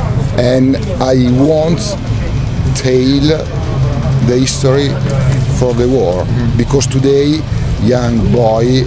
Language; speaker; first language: English; non-native, learner; Italian